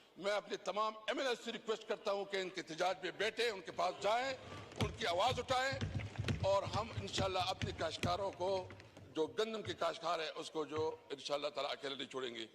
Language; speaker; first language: Urdu; non-native, local second language; Pashto